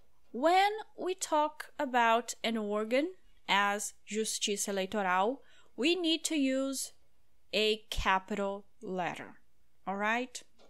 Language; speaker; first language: English; non-native, fluent; Portuguese